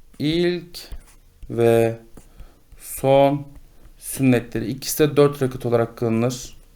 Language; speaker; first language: Turkish; native; Turkish